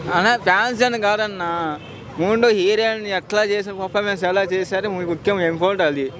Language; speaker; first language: Telugu; native; Telugu